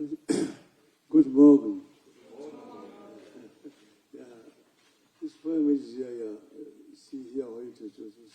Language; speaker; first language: German; non-native, fluent; Luo (Kenya and Tanzania)